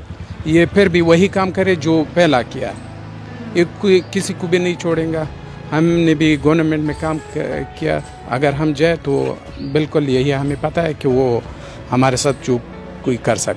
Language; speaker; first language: Hindi; non-native, local second language; Persian